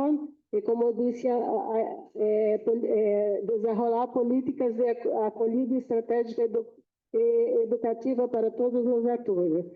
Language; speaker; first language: Portuguese; non-native, fluent; Spanish